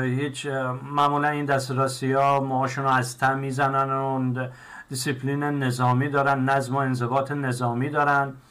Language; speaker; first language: Persian; native; Persian